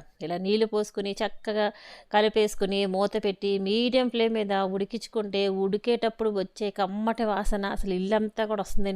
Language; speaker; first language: Telugu; native; Telugu